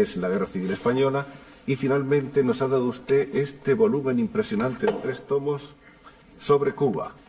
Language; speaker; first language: Spanish; native; Spanish